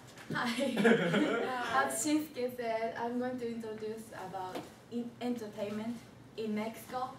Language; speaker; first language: English; non-native, learner; Japanese